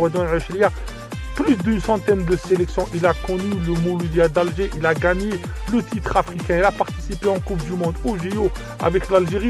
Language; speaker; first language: French; non-native, local second language; Arabic